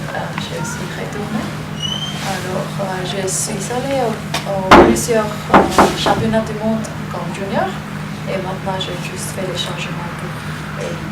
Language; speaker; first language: French; non-native, fluent; Spanish